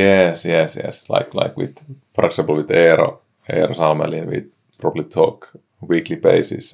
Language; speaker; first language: English; non-native, fluent; Finnish